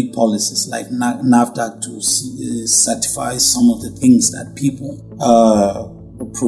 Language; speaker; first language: English; non-native, local second language; Hausa